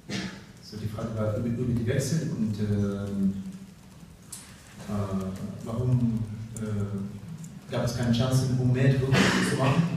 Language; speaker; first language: German; non-native, learner; Russian